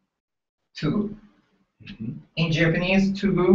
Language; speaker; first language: English; non-native, learner; Japanese